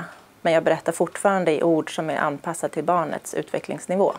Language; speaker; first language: Swedish; native; Swedish